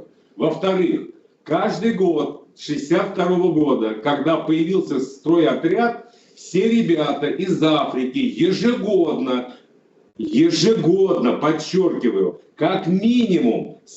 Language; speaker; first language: Russian; native; Russian